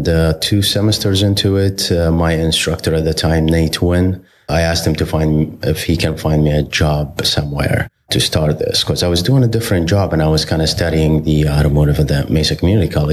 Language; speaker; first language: English; non-native, fluent; Arabic